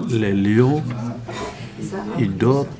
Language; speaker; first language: French; non-native, learner; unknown